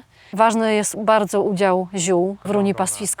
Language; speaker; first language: Polish; native; Polish